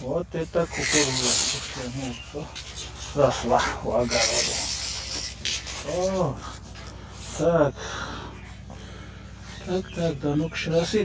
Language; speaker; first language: Russian; non-native, learner; Tajik